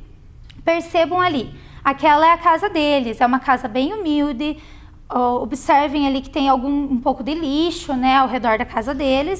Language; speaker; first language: Portuguese; native; Portuguese